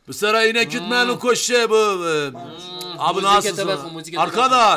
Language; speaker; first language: Turkish; non-native, learner; Azerbaijani